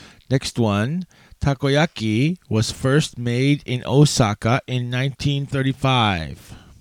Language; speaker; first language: English; native; English